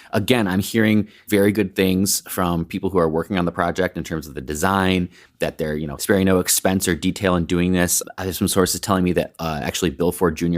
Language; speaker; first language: English; native; English